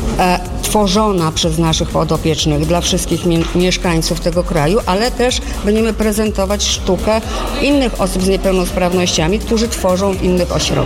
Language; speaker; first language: Polish; native; Polish